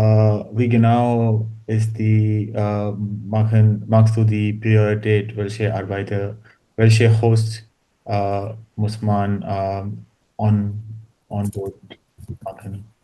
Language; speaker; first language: German; non-native, learner; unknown